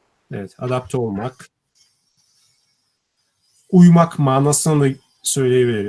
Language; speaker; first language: Turkish; native; Turkish